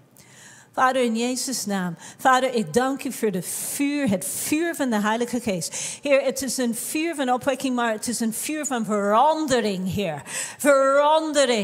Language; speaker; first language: Dutch; non-native, fluent; English